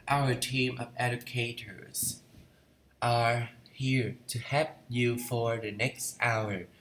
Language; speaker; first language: English; non-native, fluent; Vietnamese